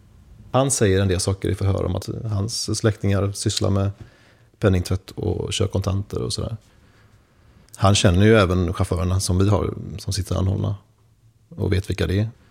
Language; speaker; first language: Swedish; native; Swedish